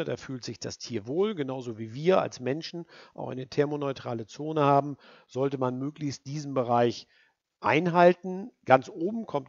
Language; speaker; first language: German; native; German